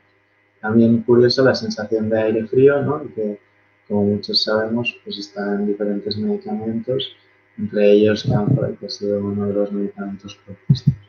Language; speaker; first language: Spanish; native; Spanish